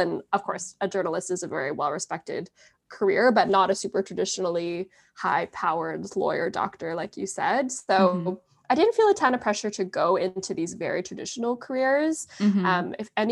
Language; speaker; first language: English; native; English